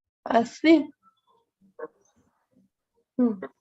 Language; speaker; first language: Spanish; non-native, fluent; German